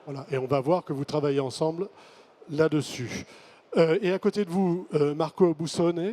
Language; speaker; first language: French; native; French